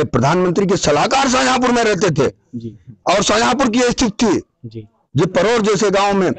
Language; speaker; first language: Hindi; native; Hindi